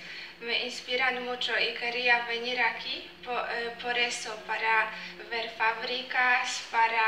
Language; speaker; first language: Spanish; non-native, fluent; Polish